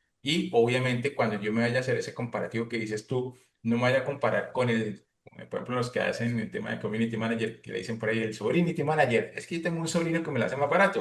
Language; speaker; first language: Spanish; native; Spanish